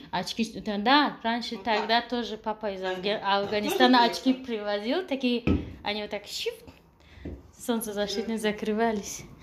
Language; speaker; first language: Russian; non-native, local second language; Tajik